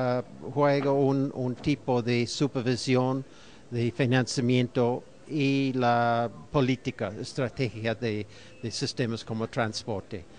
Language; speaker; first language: Spanish; non-native, fluent; English